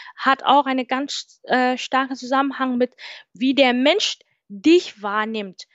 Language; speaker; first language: German; non-native, fluent; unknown